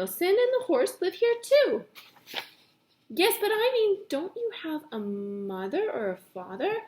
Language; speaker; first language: English; native; English